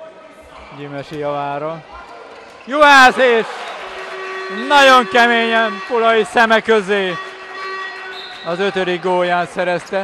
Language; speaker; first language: Hungarian; native; Hungarian